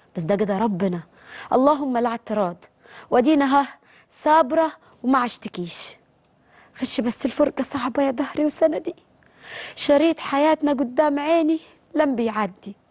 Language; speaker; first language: Arabic; native; Arabic